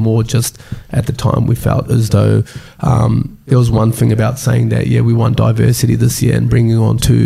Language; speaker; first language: English; native; English